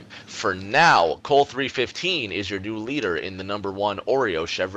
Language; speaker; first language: English; native; English